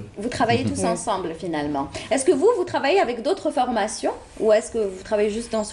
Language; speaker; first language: French; native; French